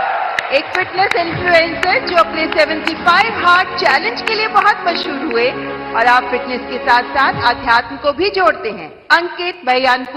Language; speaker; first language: Hindi; native; Hindi